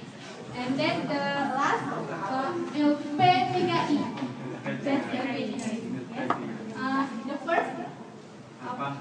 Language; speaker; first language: English; non-native, learner; Indonesian